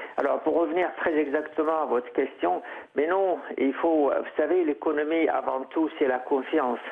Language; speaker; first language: French; non-native, fluent; Arabic